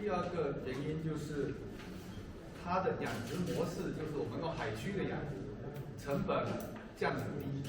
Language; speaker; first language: Chinese; native; Chinese